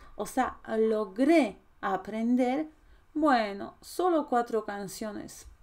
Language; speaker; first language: Spanish; non-native, fluent; Polish